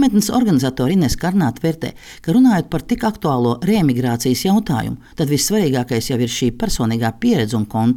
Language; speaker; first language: Latvian; native; Latvian